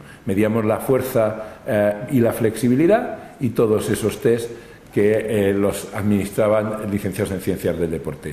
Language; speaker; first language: Spanish; native; Spanish